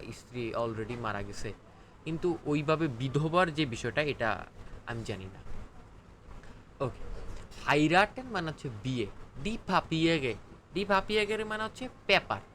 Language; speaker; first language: Bangla; native; Bangla